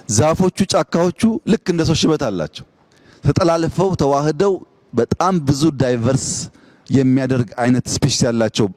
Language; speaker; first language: Amharic; non-native, local second language; Oromo